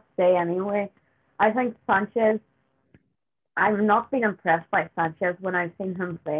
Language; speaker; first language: English; native; English